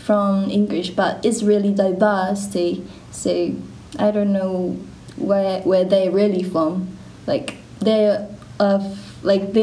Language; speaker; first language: English; non-native, learner; Japanese